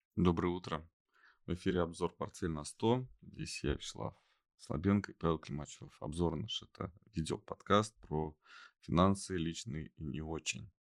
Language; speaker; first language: Russian; native; Russian